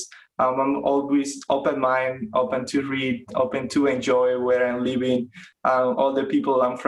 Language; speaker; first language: English; non-native, fluent; Spanish